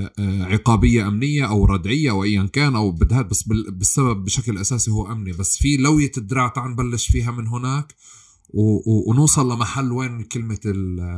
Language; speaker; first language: Arabic; native; Arabic